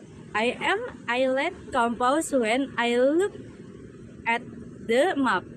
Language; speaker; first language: English; non-native, learner; Indonesian